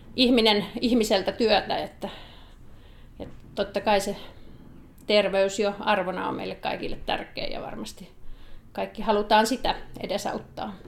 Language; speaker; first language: Finnish; native; Finnish